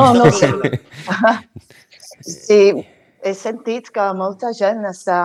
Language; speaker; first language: Catalan; non-native, fluent; English